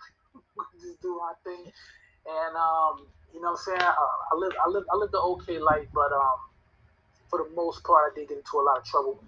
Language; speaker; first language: English; native; English